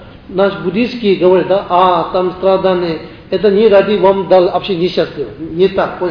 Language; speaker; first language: Russian; non-native, learner; Tibetan